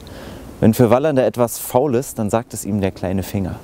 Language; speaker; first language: German; native; German